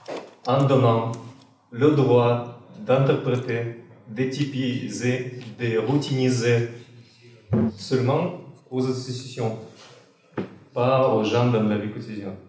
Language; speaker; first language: French; non-native, fluent; Russian